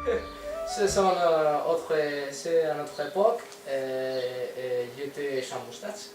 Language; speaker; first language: French; non-native, learner; Spanish